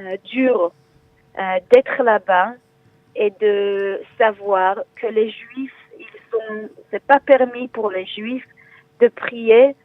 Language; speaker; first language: French; non-native, fluent; Hebrew